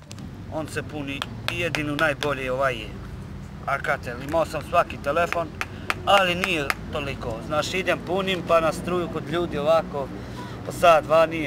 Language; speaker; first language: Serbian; non-native, local second language; Romany